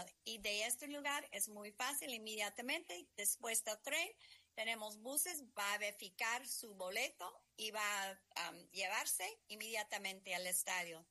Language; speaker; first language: Spanish; non-native, learner; English